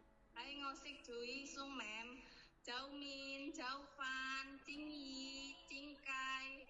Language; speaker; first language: Cantonese; non-native, learner; Indonesian